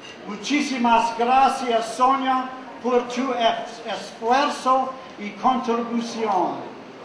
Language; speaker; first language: Spanish; non-native, learner; English